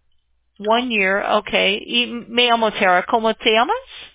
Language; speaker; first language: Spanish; non-native, learner; English